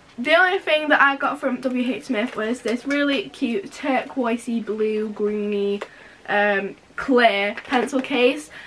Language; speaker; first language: English; native; English